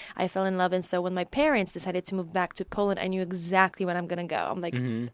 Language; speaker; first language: English; early bilingual, other home language; Polish